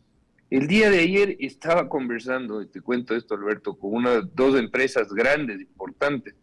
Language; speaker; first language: Spanish; native; Spanish